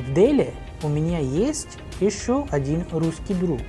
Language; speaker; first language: Russian; non-native, fluent; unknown